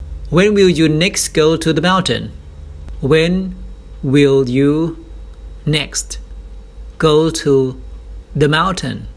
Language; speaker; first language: English; non-native, fluent; Thai